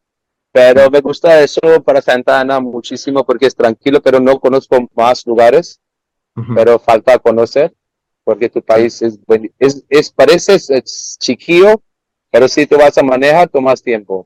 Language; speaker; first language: Spanish; non-native, learner; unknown